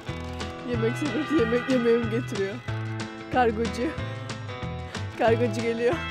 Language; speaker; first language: Turkish; native; Turkish